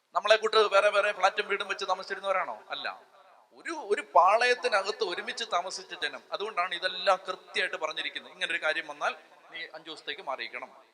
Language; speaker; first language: Malayalam; native; Malayalam